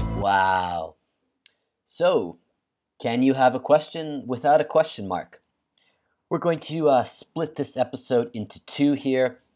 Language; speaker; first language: English; native; English